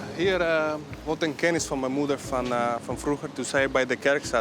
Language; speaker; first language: Dutch; non-native, fluent; Spanish